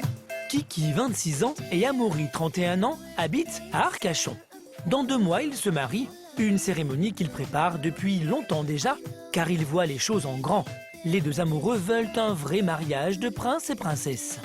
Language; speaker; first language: French; native; French